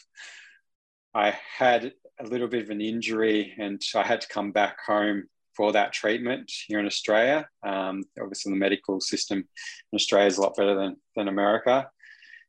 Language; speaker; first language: English; native; English